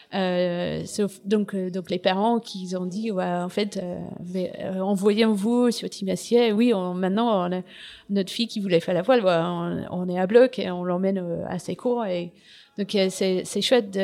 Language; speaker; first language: French; non-native, fluent; English